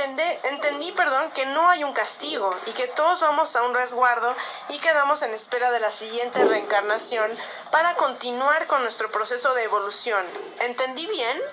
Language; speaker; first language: Spanish; native; Spanish